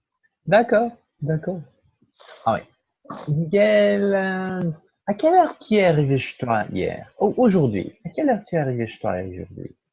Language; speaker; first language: French; non-native, fluent; Portuguese